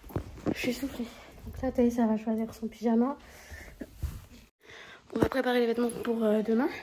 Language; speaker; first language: French; native; French